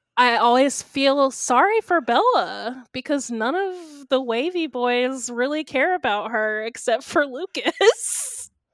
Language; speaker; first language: English; native; English